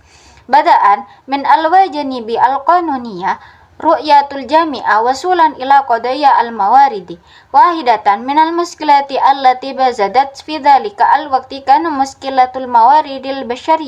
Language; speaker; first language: Arabic; non-native, fluent; Indonesian